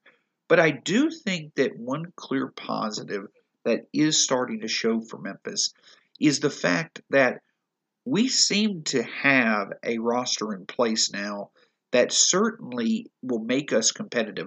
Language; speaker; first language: English; native; English